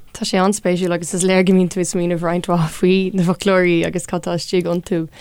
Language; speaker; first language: Irish; non-native, local second language; English